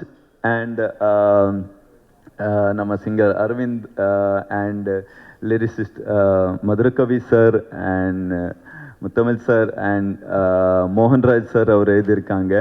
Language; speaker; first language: Tamil; non-native, learner; Kannada